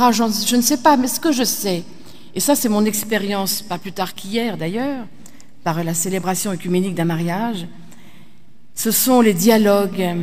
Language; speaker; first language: French; native; French